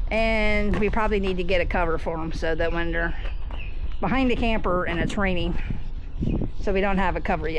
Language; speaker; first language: English; native; English